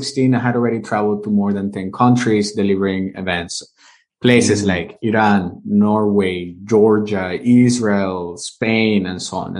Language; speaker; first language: English; non-native, fluent; Spanish